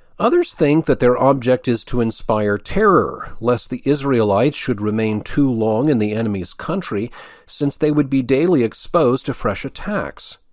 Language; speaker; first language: English; native; English